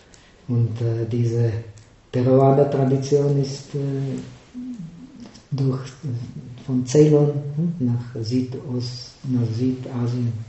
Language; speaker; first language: German; non-native, fluent; Czech